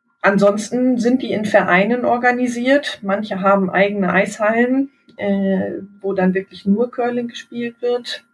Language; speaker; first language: German; native; German